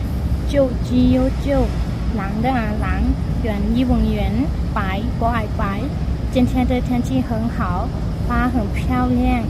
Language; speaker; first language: Chinese; non-native, learner; Burmese